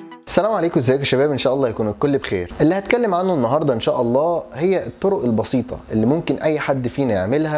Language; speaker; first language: Arabic; native; Arabic